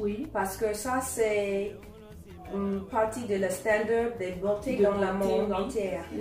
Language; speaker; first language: French; non-native, learner; English